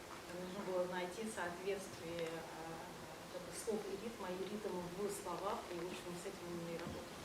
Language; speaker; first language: Russian; native; Russian